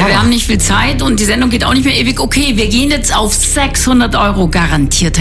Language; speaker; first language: German; native; German